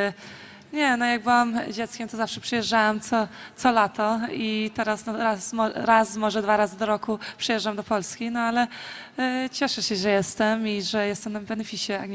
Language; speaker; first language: Polish; early bilingual, heritage; Polish